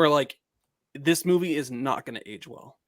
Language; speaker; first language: English; native; English